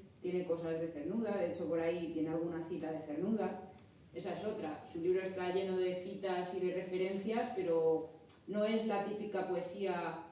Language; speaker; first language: Spanish; native; Spanish